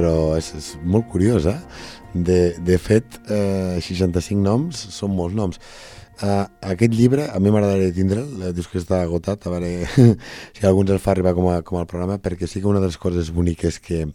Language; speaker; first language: Catalan; native; Catalan